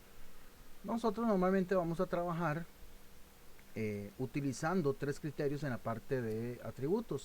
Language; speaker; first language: Spanish; native; Spanish